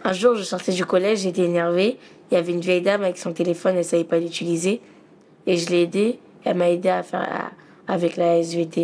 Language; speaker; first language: French; native; French